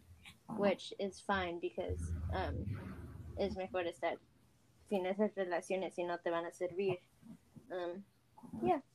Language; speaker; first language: Spanish; early bilingual, heritage; Spanish